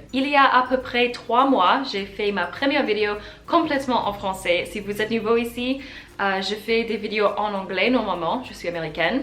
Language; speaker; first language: French; non-native, learner; English